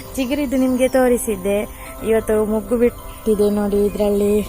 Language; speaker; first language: Kannada; non-native, local second language; Tulu